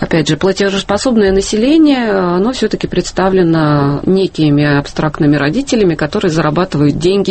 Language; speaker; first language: Russian; native; Russian